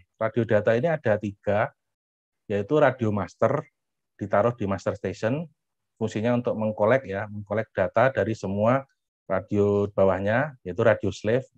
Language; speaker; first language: Indonesian; native; Indonesian